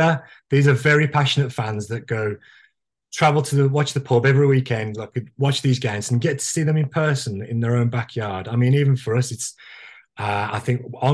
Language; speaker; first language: English; native; English